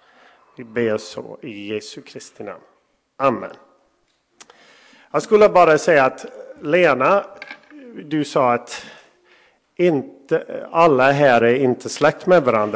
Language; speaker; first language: Swedish; non-native, fluent; English